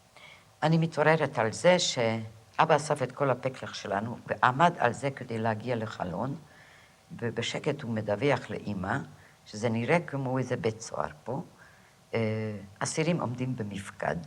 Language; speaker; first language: Hebrew; non-native, fluent; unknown